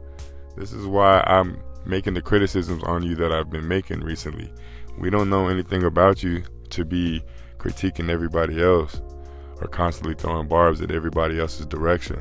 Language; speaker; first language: English; native; English